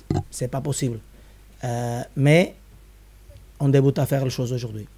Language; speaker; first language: French; non-native, fluent; Spanish